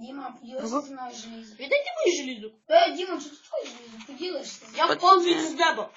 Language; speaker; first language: Ukrainian; native; Ukrainian